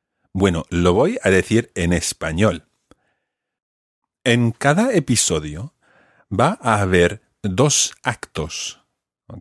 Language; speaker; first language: Spanish; non-native, fluent; English